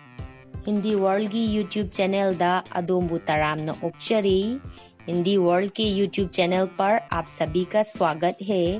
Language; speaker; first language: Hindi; non-native, local second language; Manipuri